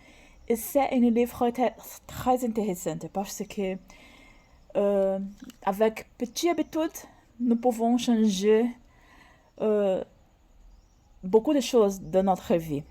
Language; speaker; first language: French; non-native, learner; Portuguese